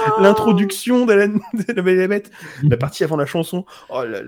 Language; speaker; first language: French; native; French